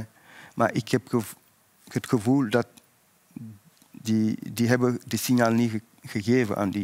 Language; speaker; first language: Dutch; non-native, fluent; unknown